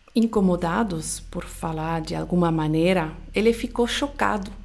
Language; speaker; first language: Portuguese; non-native, fluent; Swiss German